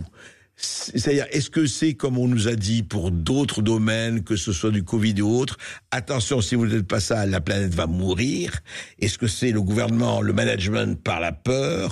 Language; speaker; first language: French; native; French